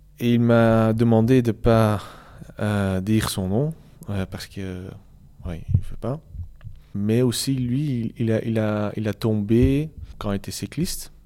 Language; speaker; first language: French; non-native, local second language; Dutch